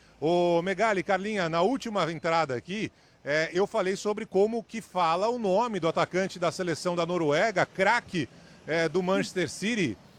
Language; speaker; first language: Portuguese; native; Portuguese